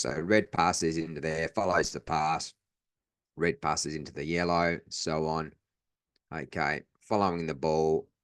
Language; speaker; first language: English; native; English